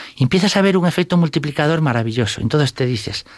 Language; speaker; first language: Spanish; native; Spanish